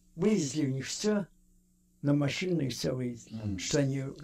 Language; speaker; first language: Russian; native; Russian